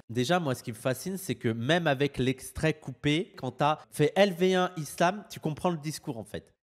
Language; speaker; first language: French; native; French